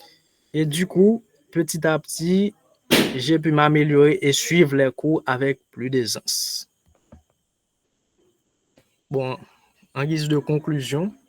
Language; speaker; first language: French; non-native, local second language; Haitian Creole